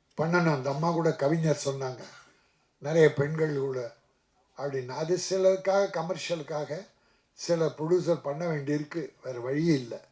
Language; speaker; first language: Tamil; native; Tamil